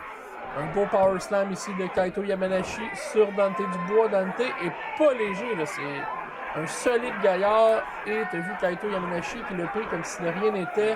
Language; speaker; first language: French; native; French